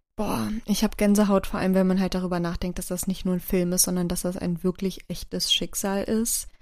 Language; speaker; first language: German; early bilingual, other home language; Turkish